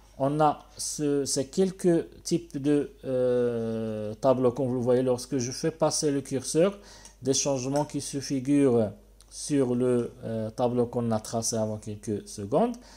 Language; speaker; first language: French; non-native, local second language; Arabic